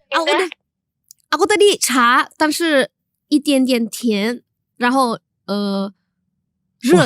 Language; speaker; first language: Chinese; non-native, learner; Indonesian